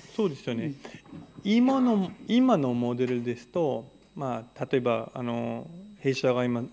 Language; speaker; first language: Japanese; non-native, fluent; English